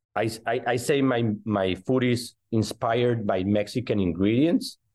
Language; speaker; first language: English; non-native, fluent; Spanish